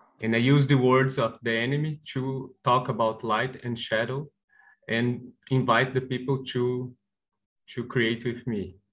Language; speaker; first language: English; non-native, learner; Portuguese